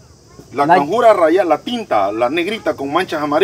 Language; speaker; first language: Spanish; native; Spanish